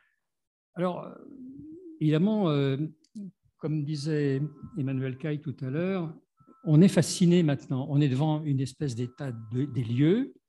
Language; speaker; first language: French; native; French